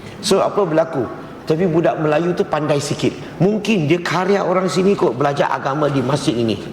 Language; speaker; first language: Malay; non-native, local second language; Chinese